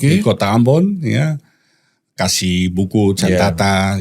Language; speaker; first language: Indonesian; non-native, learner; Dutch